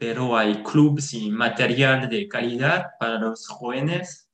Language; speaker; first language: Spanish; non-native, fluent; French